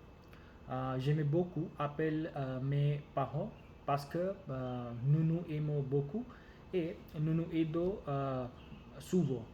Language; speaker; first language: French; non-native, learner; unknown